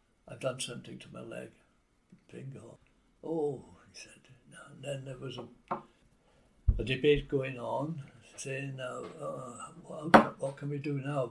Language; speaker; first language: English; native; English